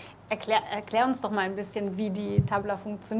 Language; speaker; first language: German; native; German